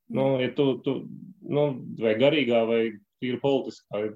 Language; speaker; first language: Latvian; native; Latvian